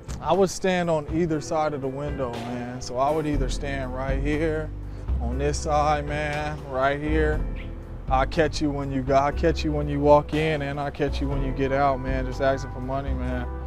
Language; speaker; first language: English; native; English